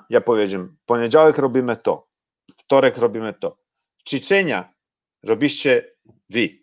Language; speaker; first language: Polish; non-native, fluent; Croatian